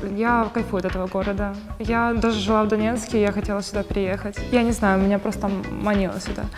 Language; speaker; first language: Russian; native; Russian